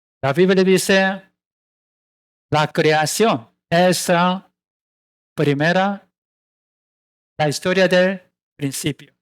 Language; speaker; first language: Spanish; non-native, learner; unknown